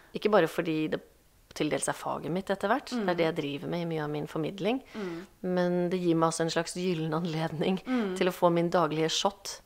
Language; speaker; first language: Norwegian; native; Norwegian